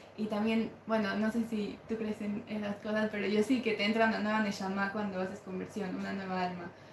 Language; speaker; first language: Spanish; native; Spanish